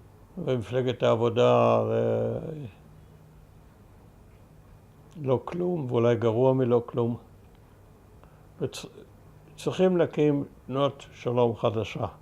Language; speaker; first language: Hebrew; early bilingual, other home language; German